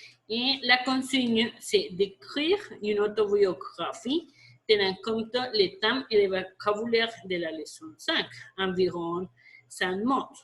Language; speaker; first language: French; non-native, fluent; Spanish